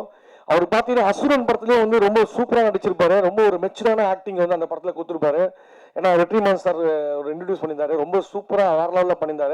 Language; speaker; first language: Tamil; native; Tamil